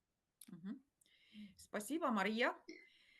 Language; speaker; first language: Russian; non-native, fluent; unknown